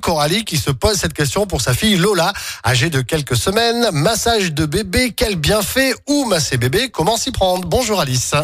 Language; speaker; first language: French; native; French